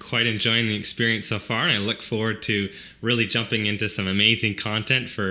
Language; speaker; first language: English; native; English